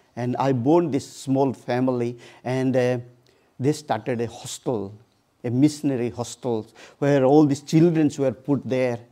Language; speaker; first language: English; non-native, local second language; Odia